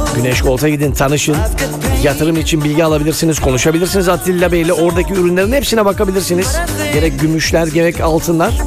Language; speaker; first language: Turkish; native; Turkish